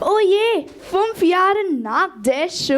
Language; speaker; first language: German; non-native, learner; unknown